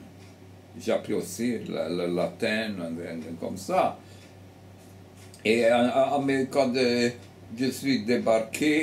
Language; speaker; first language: French; early bilingual, heritage; French